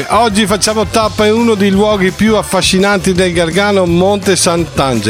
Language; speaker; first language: Italian; native; Italian